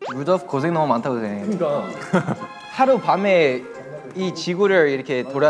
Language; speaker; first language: Korean; non-native, fluent; Chinese